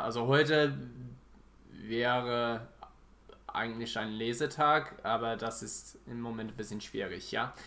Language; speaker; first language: German; non-native, fluent; English